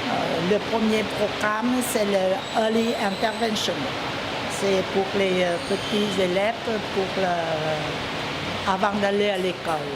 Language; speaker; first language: French; non-native, learner; Vietnamese